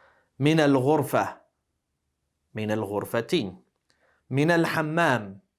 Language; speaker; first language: Arabic; non-native, fluent; English